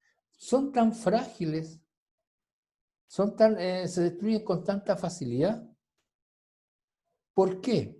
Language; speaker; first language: Spanish; native; Spanish